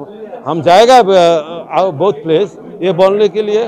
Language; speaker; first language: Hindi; non-native, learner; Bangla